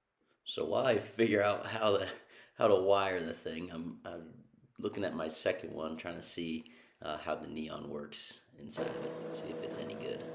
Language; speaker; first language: English; native; English